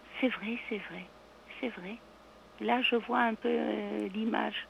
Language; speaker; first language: French; non-native, local second language; Arabic